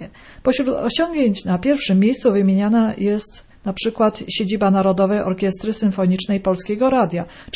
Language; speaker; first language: Polish; native; Polish